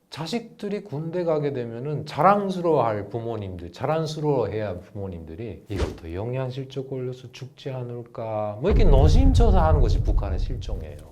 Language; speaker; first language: Korean; native; Korean